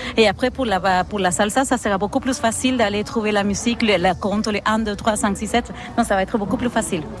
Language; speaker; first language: French; non-native, fluent; Spanish